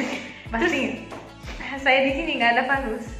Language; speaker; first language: Indonesian; non-native, fluent; Arabic